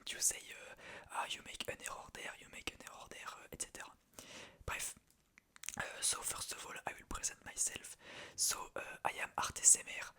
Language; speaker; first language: English; non-native, learner; French